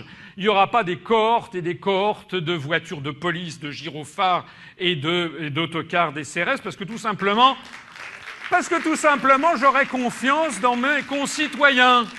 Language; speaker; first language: French; native; French